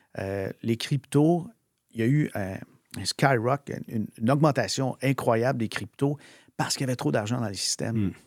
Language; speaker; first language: French; native; French